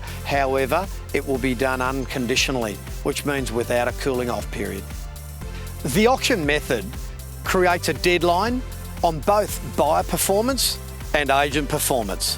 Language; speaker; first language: English; native; English